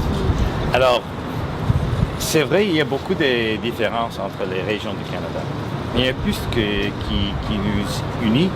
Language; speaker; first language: French; non-native, local second language; English